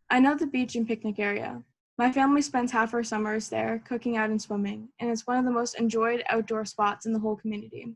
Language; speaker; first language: English; native; English